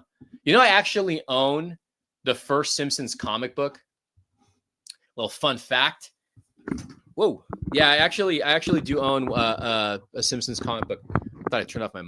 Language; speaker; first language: English; native; English